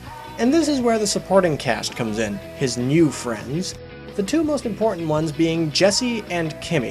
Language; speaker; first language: English; native; English